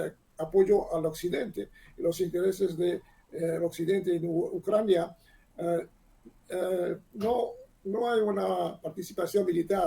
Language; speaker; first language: Spanish; non-native, learner; Hebrew